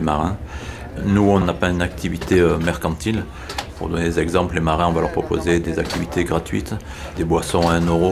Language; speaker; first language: French; native; French